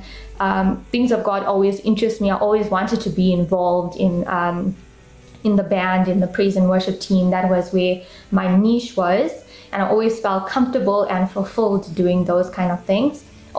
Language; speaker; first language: English; native; English